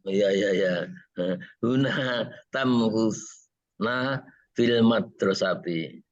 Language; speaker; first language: Arabic; non-native, learner; Indonesian